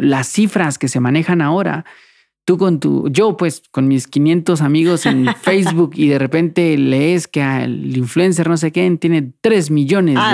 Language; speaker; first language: Spanish; native; Spanish